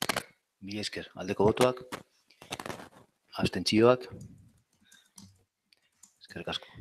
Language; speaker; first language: Basque; non-native, local second language; Spanish